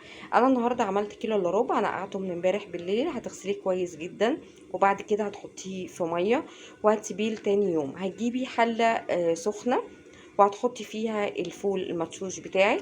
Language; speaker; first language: Arabic; native; Arabic